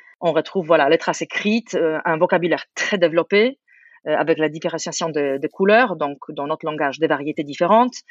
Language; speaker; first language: French; non-native, fluent; Polish